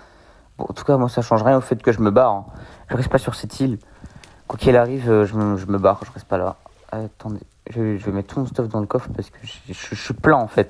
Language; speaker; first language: French; native; French